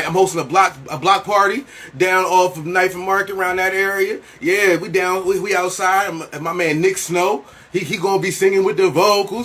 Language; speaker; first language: English; native; English